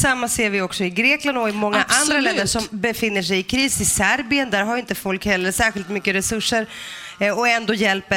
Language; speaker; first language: Swedish; native; Swedish